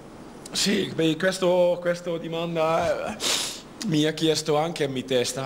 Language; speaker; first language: Italian; non-native, learner; Dutch